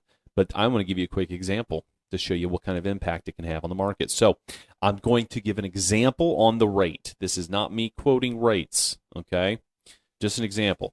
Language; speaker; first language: English; native; English